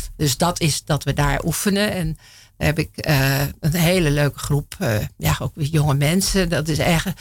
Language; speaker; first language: Dutch; native; Dutch